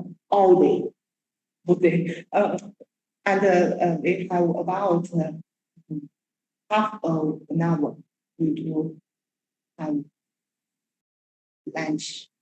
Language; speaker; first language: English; non-native, learner; Chinese